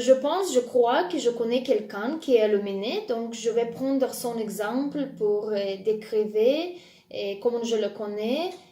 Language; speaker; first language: French; non-native, fluent; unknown